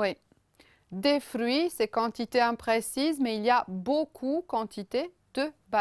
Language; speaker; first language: French; non-native, fluent; Romanian